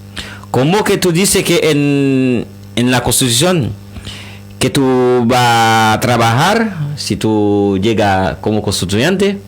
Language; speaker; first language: Spanish; non-native, learner; Haitian Creole